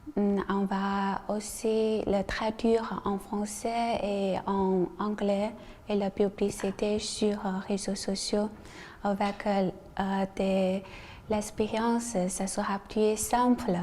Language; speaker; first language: French; non-native, learner; Chinese